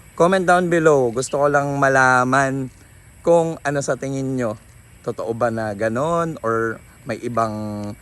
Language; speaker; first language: Filipino; native; Filipino